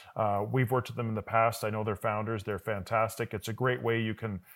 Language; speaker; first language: English; native; English